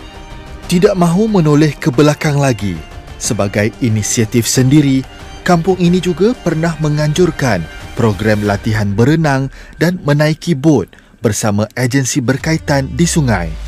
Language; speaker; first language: Malay; native; Malay